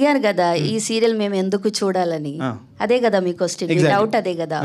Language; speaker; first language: Telugu; non-native, fluent; Malayalam